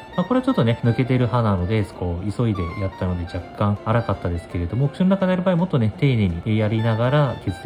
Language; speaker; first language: Japanese; native; Japanese